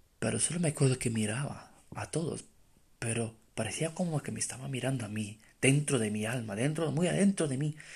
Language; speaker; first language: Spanish; non-native, fluent; Romanian